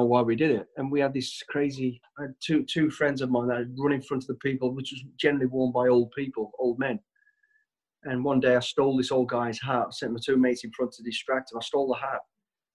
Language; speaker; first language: English; native; English